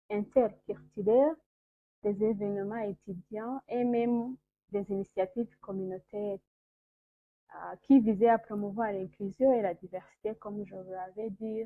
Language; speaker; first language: French; non-native, local second language; Kinyarwanda